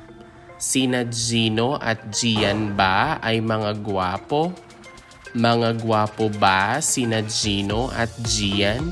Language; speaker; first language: Filipino; non-native, local second language; Hiligaynon